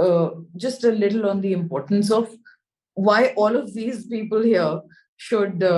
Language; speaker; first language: English; non-native, local second language; Hindi